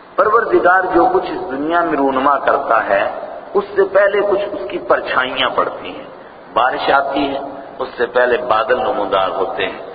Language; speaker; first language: Urdu; non-native, local second language; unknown